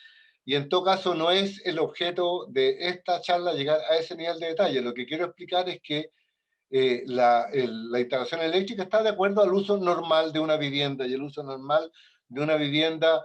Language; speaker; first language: Spanish; native; Spanish